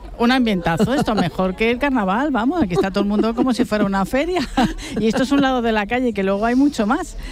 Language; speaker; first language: Spanish; native; Spanish